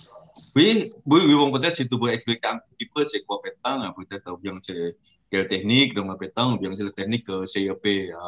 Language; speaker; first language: French; non-native, learner; Indonesian